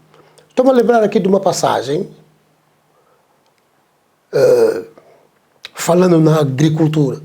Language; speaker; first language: Portuguese; non-native, local second language; Tsonga